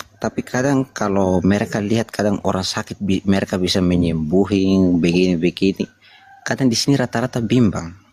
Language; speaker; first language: Indonesian; non-native, local second language; Tetum